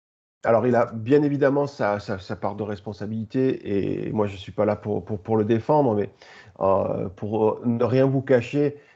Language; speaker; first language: French; native; French